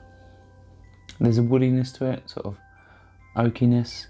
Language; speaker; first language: English; native; English